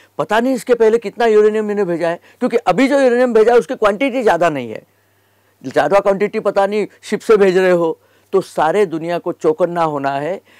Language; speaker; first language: Hindi; native; Hindi